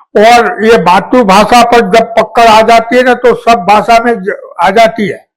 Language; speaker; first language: Hindi; non-native, local second language; Gujarati